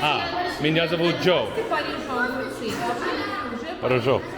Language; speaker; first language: Russian; non-native, learner; English